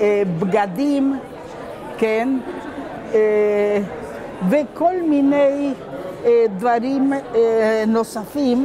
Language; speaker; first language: Hebrew; non-native, local second language; Spanish